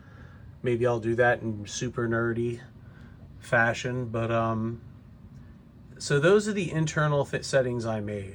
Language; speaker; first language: English; native; English